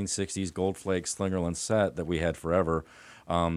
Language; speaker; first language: English; native; English